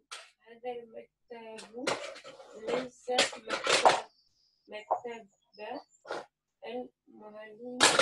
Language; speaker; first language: Arabic; non-native, learner; French